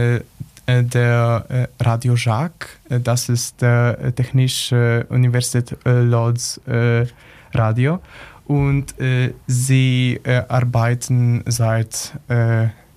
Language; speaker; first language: German; non-native, learner; Polish